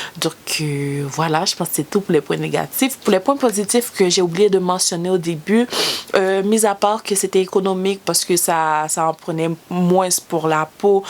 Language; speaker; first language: French; native; French